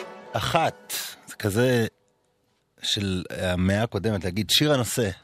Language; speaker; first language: Hebrew; native; Hebrew